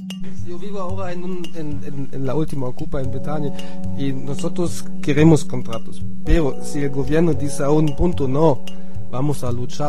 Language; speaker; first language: Spanish; non-native, fluent; German